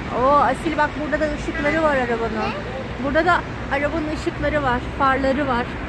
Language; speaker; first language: Turkish; native; Turkish